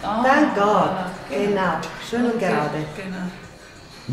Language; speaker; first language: German; non-native, learner; Portuguese